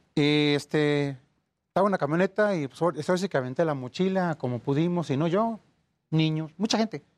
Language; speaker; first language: Spanish; native; Spanish